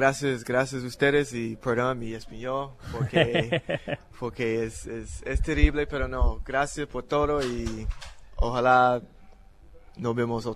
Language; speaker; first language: Spanish; non-native, learner; English